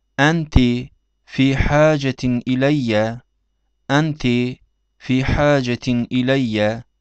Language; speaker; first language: Arabic; non-native, fluent; Turkish